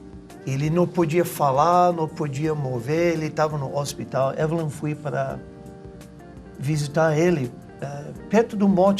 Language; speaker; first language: Portuguese; non-native, learner; English